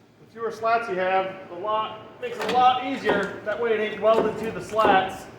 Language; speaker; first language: English; native; English